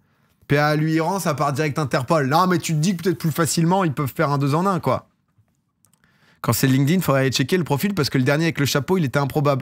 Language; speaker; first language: French; native; French